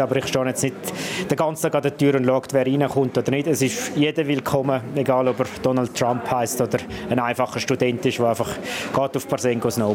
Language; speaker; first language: German; native; German